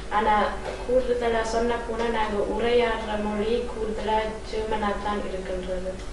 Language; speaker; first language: Tamil; early bilingual, heritage; Tamil